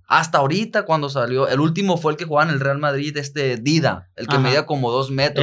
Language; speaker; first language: Spanish; native; Spanish